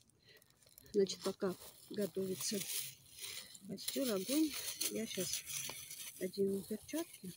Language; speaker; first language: Russian; non-native, learner; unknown